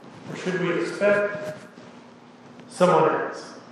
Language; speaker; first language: English; native; English